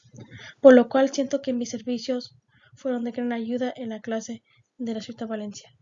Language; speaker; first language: Spanish; early bilingual, heritage; Spanish